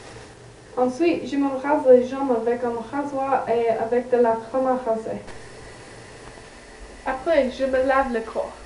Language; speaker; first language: French; non-native, learner; English